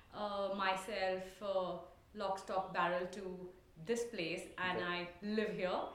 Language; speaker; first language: English; non-native, local second language; Tulu